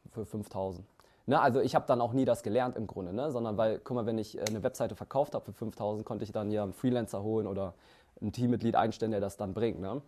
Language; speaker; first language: German; early bilingual, other home language; Vietnamese